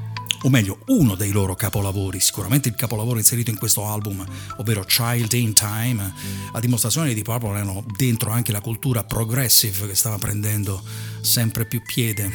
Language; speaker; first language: Italian; native; Italian